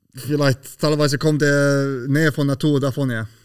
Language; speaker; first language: German; non-native, fluent; Slovak